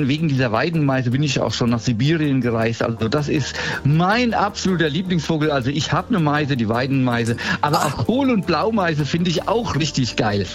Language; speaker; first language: German; native; German